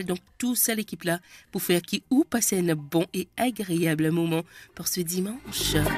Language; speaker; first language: French; non-native, local second language; Morisyen